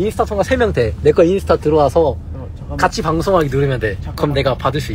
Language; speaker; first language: Korean; native; Korean